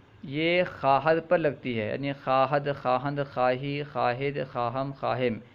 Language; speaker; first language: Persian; non-native, fluent; Urdu